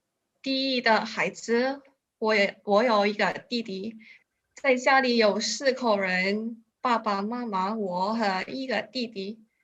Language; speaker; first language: Chinese; non-native, learner; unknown